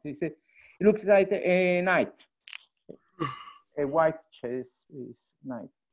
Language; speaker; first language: English; non-native, fluent; Italian